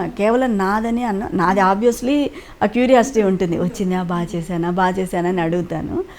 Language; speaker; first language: Telugu; native; Telugu